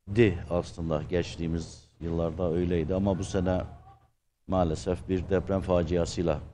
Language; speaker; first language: Turkish; native; Turkish